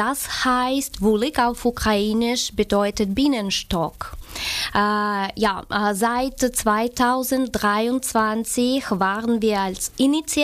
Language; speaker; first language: German; non-native, learner; Ukrainian